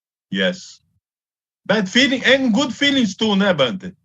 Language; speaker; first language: English; non-native, learner; Portuguese